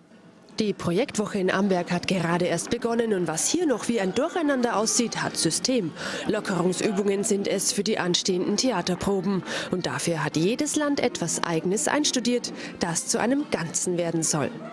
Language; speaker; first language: German; native; German